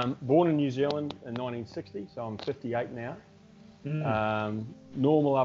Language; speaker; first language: English; native; English